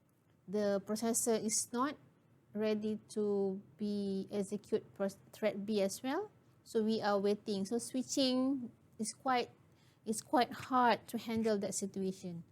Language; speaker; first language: English; non-native, local second language; Malay